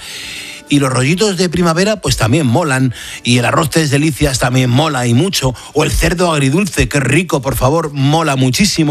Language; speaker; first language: Spanish; native; Spanish